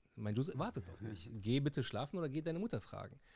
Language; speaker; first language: German; early bilingual, heritage; Arabic